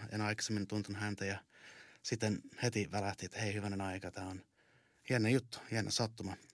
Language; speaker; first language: Finnish; early bilingual, heritage; Finnish